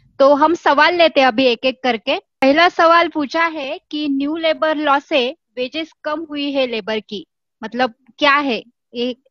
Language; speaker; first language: Hindi; non-native, local second language; Marathi